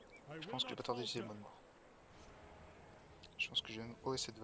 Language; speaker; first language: French; native; French